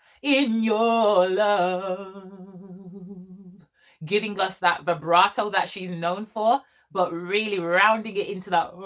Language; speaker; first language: English; native; English